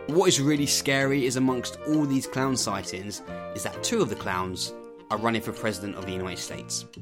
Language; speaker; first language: English; native; English